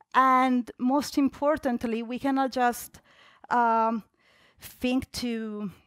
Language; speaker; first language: English; non-native, fluent; Italian